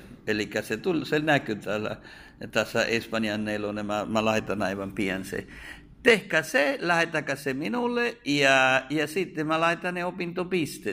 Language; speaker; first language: Finnish; non-native, fluent; Spanish